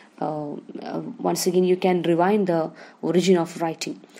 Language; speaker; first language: English; non-native, local second language; Malayalam